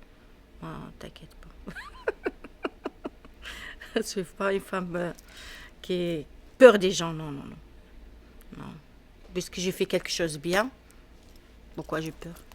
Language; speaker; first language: French; non-native, learner; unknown